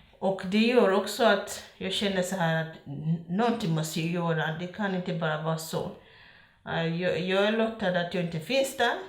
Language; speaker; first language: Swedish; non-native, fluent; Ganda